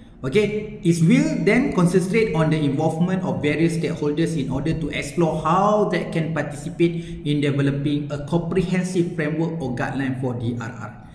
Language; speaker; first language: English; non-native, local second language; Malay